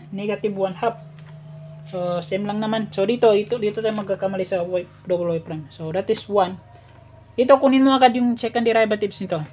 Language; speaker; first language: Filipino; native; Filipino